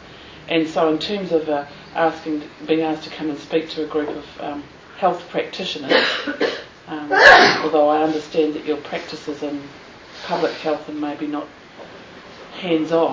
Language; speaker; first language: English; native; English